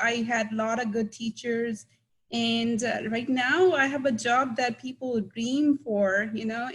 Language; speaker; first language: English; non-native, local second language; Punjabi